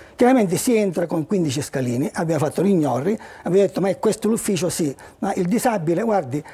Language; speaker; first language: Italian; native; Italian